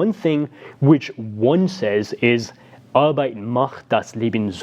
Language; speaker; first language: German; non-native, fluent; English